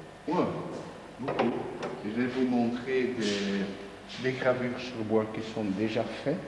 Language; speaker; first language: French; non-native, fluent; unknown